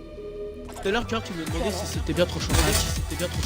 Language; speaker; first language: French; native; French